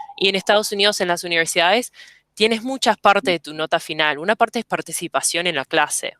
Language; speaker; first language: Spanish; early bilingual, heritage; English